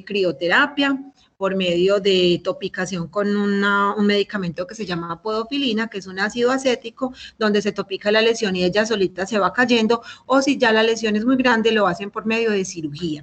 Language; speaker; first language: Spanish; native; Spanish